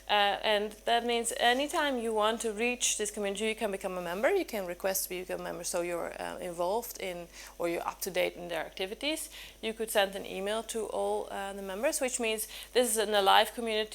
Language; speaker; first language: English; non-native, fluent; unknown